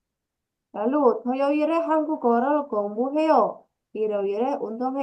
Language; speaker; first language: Korean; non-native, fluent; Indonesian